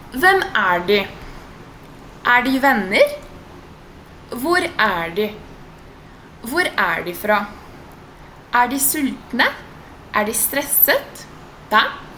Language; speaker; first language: Norwegian; non-native, fluent; Portuguese